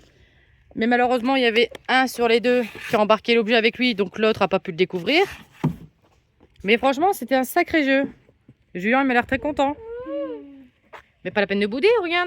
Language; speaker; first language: French; native; French